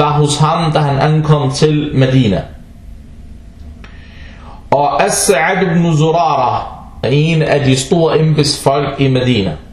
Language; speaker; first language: Danish; non-native, fluent; Arabic